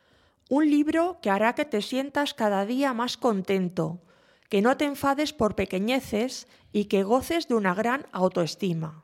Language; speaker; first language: Spanish; native; Spanish